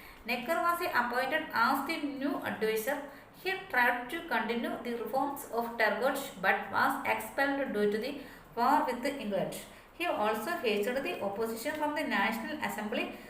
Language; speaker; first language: English; non-native, local second language; Malayalam